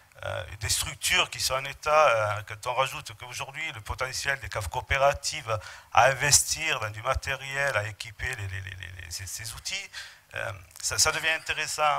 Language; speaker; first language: French; native; French